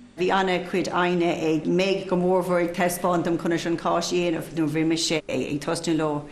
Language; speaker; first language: Irish; non-native, local second language; English